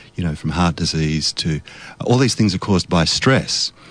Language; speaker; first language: English; native; English